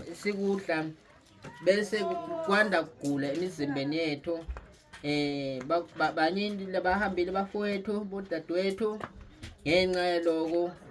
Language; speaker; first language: Zulu; non-native, local second language; Swati